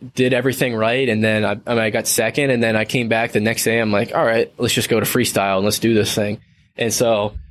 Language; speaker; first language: English; native; English